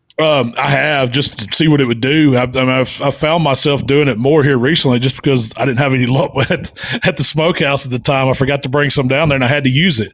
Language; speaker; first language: English; native; English